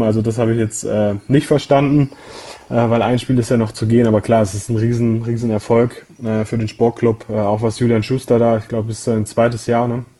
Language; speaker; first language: German; native; German